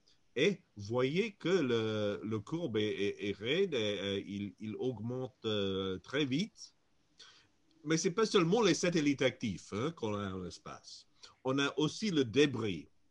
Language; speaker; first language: French; non-native, fluent; English